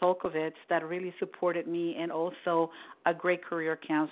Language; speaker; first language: English; early bilingual, other home language; Spanish